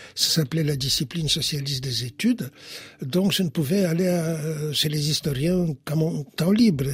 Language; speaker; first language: French; non-native, fluent; Polish